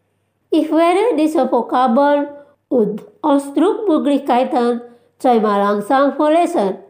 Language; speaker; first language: German; non-native, fluent; Indonesian